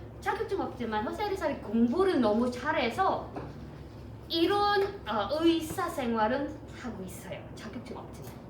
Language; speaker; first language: Korean; non-native, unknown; Filipino